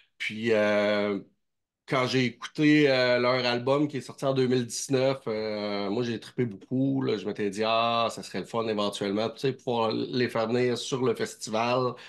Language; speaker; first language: French; native; French